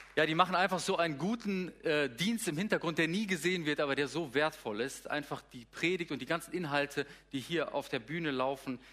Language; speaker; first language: German; native; German